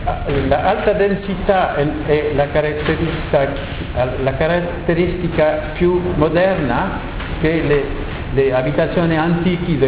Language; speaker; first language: Italian; non-native, learner; French